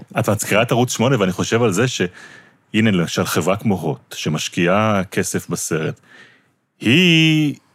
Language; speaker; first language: Hebrew; native; Hebrew